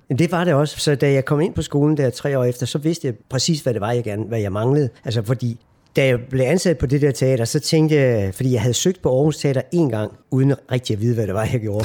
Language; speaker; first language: Danish; native; Danish